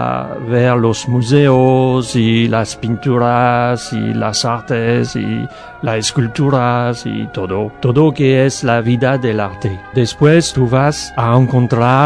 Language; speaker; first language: Spanish; non-native, learner; French